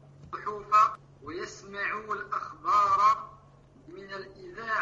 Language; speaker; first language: Arabic; non-native, learner; French